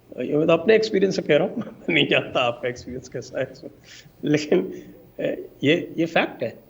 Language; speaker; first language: Hindi; native; Hindi